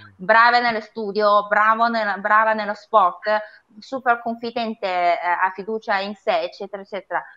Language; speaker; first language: Italian; non-native, fluent; Chinese